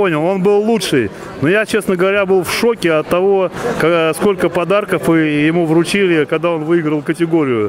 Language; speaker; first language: Russian; native; Russian